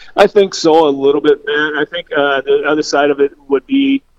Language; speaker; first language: English; native; English